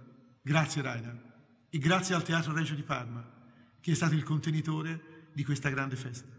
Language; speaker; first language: Italian; native; Italian